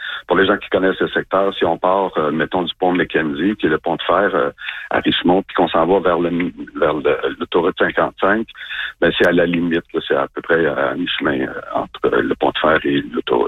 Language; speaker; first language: French; native; French